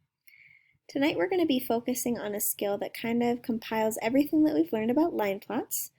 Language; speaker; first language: English; native; English